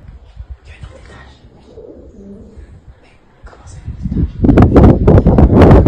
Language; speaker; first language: French; native; French